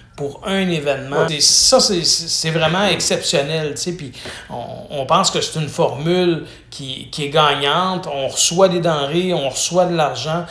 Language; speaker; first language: French; native; French